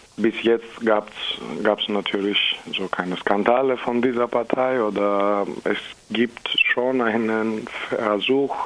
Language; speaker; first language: German; non-native, fluent; Greek